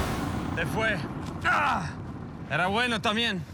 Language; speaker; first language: Spanish; non-native, fluent; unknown